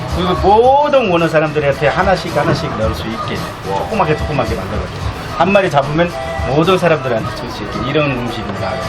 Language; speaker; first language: Korean; non-native, fluent; Nepali